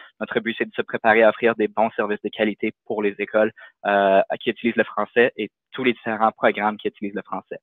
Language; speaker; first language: French; native; French